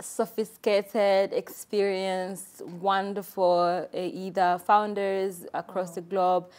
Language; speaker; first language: English; non-native, local second language; Kinyarwanda